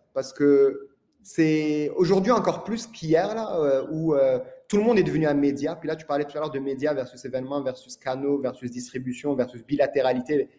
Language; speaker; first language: French; non-native, local second language; Arabic